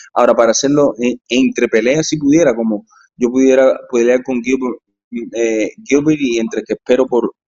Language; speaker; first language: Spanish; early bilingual, heritage; Spanish